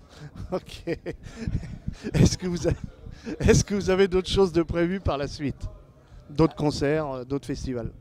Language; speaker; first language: French; native; French